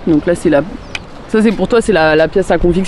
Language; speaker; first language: French; native; French